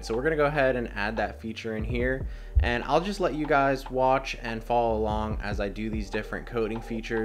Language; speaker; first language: English; native; English